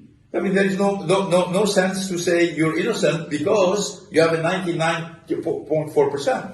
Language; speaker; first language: English; non-native, fluent; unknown